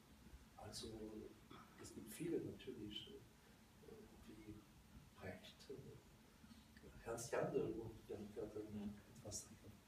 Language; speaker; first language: German; non-native, fluent; French